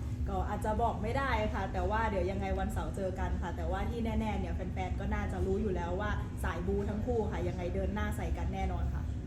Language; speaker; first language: Thai; native; Thai